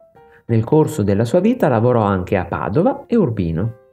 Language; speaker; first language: Italian; native; Italian